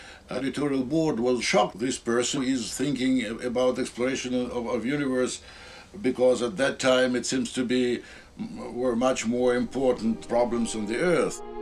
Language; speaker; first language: English; non-native, fluent; Russian